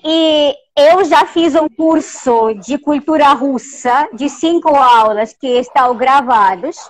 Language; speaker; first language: Portuguese; non-native, fluent; Russian